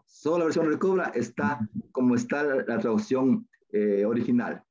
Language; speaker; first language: Spanish; native; Spanish